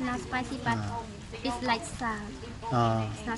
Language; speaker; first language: English; non-native, learner; Vietnamese